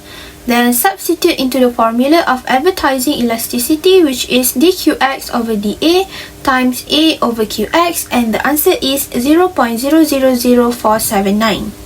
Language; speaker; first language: English; non-native, local second language; Malay